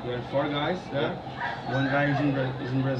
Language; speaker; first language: English; non-native, learner; Portuguese